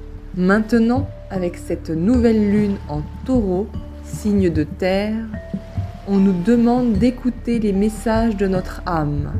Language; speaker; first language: French; native; French